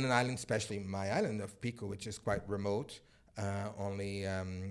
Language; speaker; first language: English; native; English